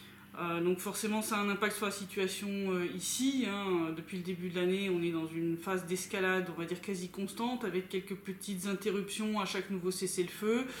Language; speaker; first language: French; native; French